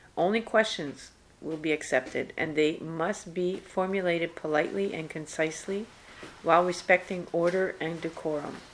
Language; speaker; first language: English; native; English